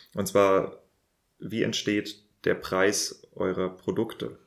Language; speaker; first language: German; native; German